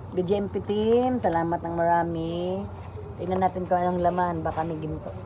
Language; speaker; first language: Filipino; non-native, local second language; Bikol